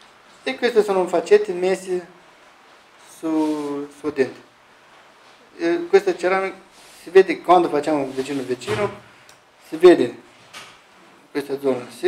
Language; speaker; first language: Italian; non-native, learner; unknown